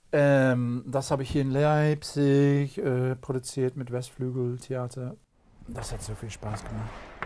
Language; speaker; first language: German; non-native, fluent; English